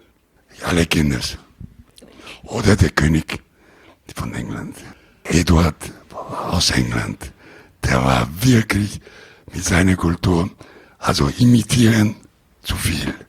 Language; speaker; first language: German; non-native, learner; Italian